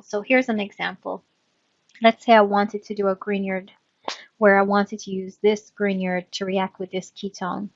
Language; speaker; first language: English; native; English